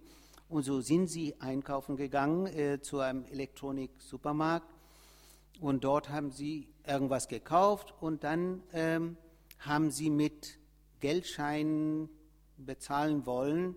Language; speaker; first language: German; non-native, fluent; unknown